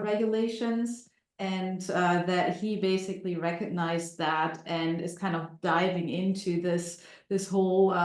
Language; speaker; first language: English; non-native, fluent; German